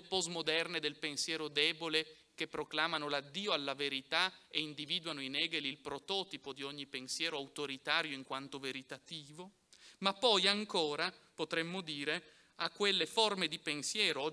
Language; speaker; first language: Italian; native; Italian